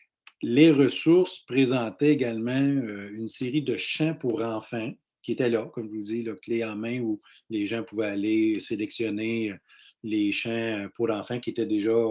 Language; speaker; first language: French; native; French